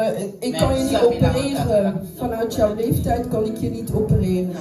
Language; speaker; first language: Dutch; non-native, fluent; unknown